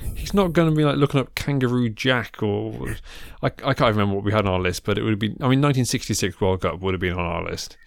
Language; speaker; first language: English; native; English